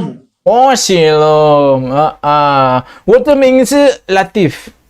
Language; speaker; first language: English; non-native, learner; Indonesian